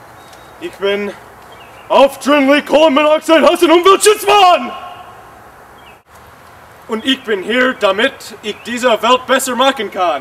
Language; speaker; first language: German; non-native, learner; English